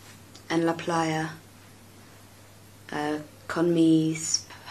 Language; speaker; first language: Spanish; non-native, learner; English